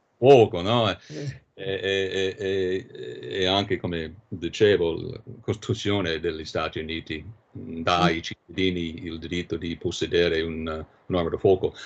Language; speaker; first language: Italian; non-native, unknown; English